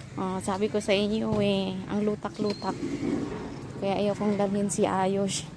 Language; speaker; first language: Filipino; native; Filipino